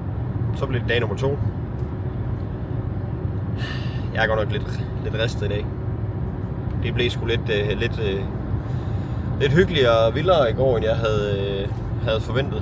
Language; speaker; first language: Danish; native; Danish